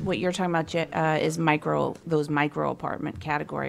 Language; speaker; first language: English; native; English